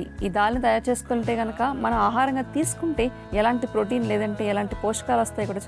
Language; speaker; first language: Telugu; native; Telugu